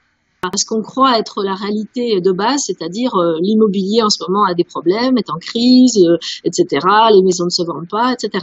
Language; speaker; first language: French; native; French